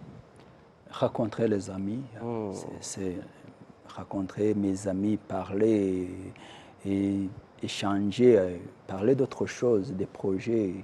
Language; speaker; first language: French; non-native, local second language; Kinyarwanda